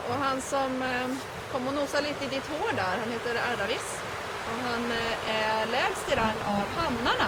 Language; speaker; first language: Swedish; native; Swedish